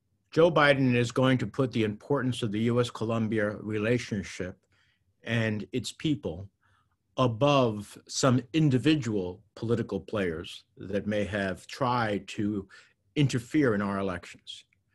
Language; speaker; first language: English; early bilingual, other home language; Spanish